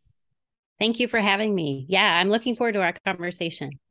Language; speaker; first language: English; native; English